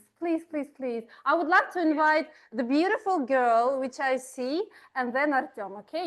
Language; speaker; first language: English; non-native, fluent; Russian